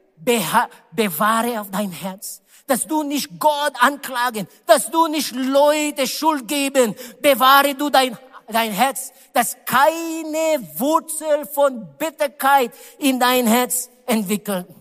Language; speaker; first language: German; non-native, learner; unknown